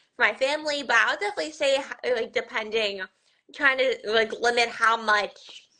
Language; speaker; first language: English; native; English